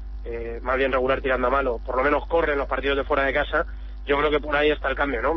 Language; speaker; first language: Spanish; native; Spanish